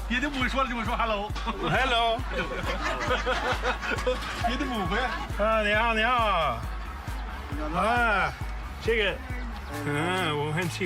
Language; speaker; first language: Chinese; non-native, learner; English